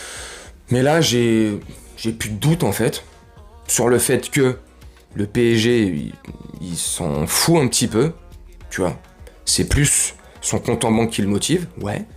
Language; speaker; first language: French; native; French